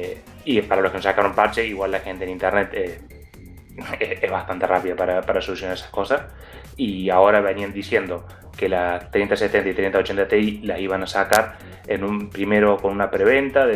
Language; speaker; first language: Spanish; native; Spanish